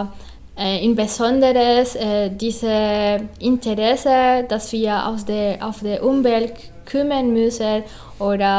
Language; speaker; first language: German; non-native, learner; Spanish